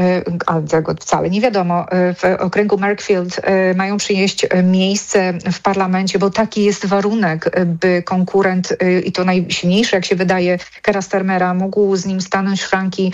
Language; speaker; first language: Polish; native; Polish